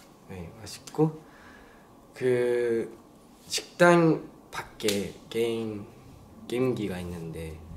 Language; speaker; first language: Korean; non-native, learner; Japanese